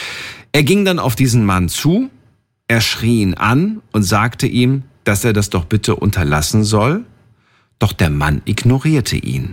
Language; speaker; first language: German; native; German